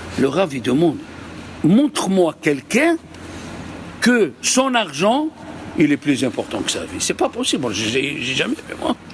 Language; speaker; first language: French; native; French